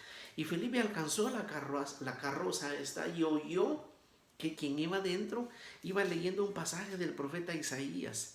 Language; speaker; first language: Spanish; native; Spanish